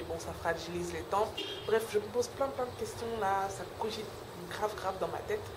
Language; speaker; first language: French; non-native, local second language; Wolof